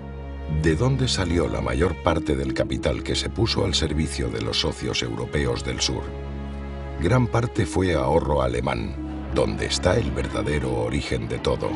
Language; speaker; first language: Spanish; native; Spanish